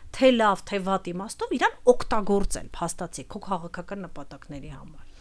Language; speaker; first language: Armenian; native; Armenian